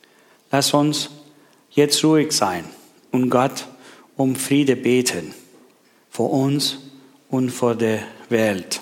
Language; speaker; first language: German; non-native, learner; Persian